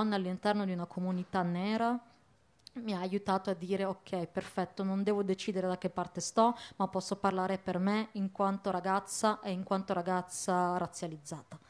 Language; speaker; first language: Italian; early bilingual, other home language; Arabic